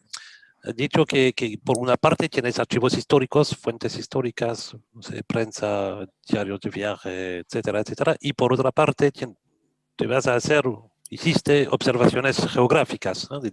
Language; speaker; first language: Spanish; non-native, fluent; French